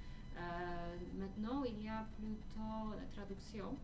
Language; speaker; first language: French; non-native, fluent; Polish